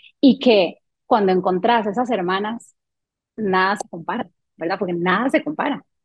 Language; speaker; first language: Spanish; early bilingual, other home language; French